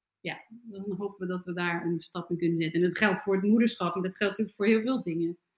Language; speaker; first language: Dutch; native; Dutch